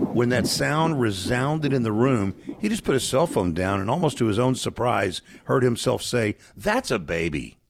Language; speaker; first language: English; native; English